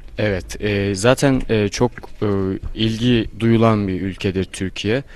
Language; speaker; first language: Turkish; non-native, fluent; Kyrgyz